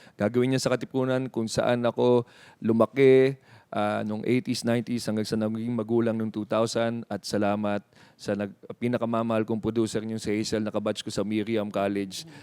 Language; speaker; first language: Filipino; native; Filipino